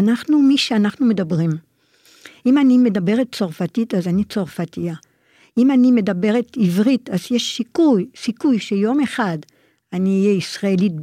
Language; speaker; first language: Hebrew; non-native, fluent; French